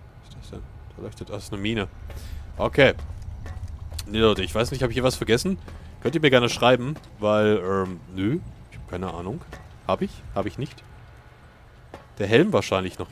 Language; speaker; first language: German; native; German